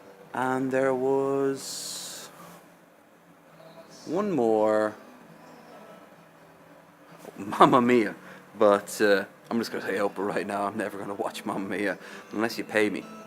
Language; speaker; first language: English; native; English